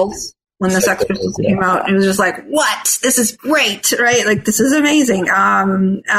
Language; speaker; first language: English; non-native, fluent; Italian